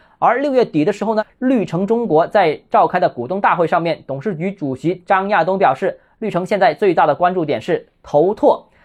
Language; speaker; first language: Chinese; native; Chinese